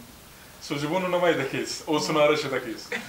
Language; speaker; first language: Japanese; non-native, fluent; Arabic